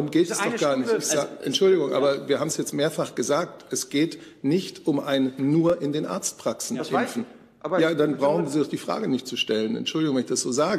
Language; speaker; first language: German; native; German